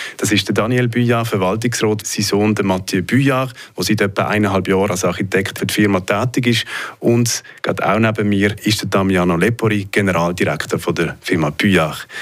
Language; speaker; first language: German; native; German